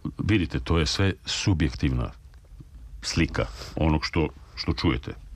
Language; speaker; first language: Serbian; native; Serbian